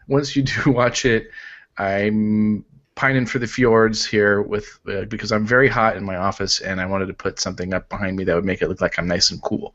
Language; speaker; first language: English; native; English